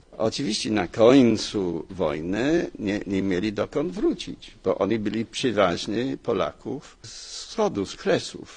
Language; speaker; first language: Polish; non-native, fluent; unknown